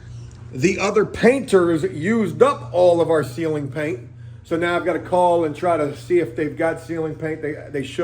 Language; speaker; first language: English; native; English